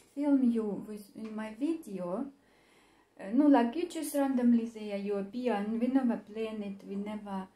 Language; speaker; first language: English; non-native, fluent; Russian